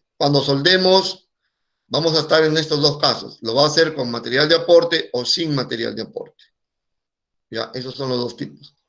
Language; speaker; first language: Spanish; native; Spanish